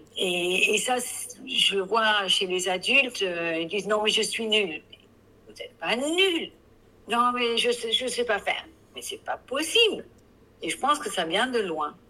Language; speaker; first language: French; non-native, fluent; English